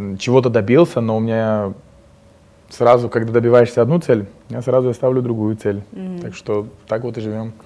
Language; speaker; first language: Russian; non-native, local second language; Uzbek